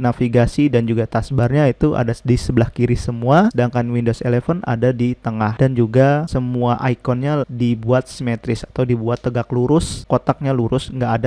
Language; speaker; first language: Indonesian; native; Indonesian